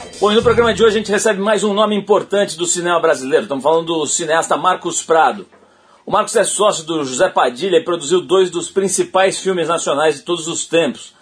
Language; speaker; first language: Portuguese; native; Portuguese